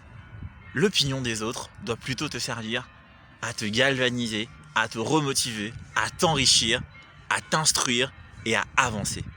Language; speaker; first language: French; native; French